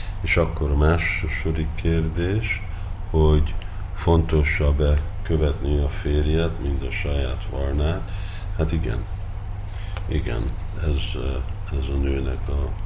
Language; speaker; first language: Hungarian; early bilingual, heritage; Hungarian